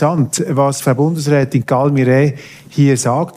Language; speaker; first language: German; native; German